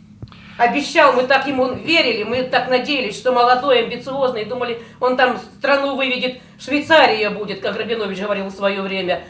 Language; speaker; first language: Russian; native; Russian